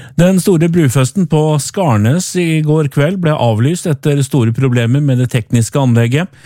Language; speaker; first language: Norwegian; native; Norwegian